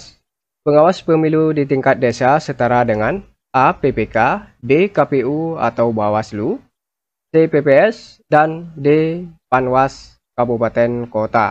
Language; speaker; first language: Indonesian; native; Indonesian